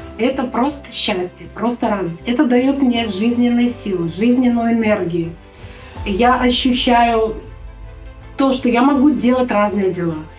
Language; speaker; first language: Russian; native; Russian